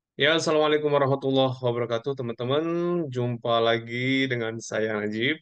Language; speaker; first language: Indonesian; non-native, local second language; Javanese